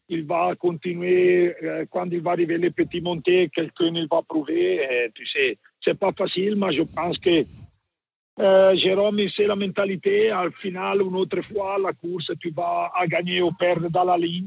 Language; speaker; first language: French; non-native, learner; Italian